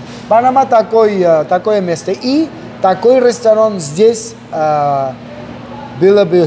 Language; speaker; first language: Russian; non-native, local second language; Armenian